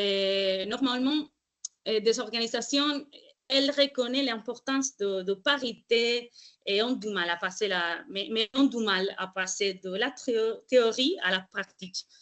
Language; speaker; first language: French; non-native, fluent; Spanish